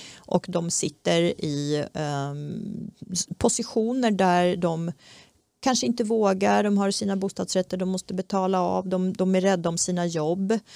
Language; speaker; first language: Swedish; early bilingual, other home language; Czech